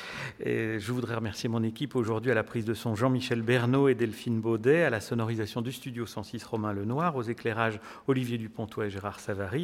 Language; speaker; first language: French; native; French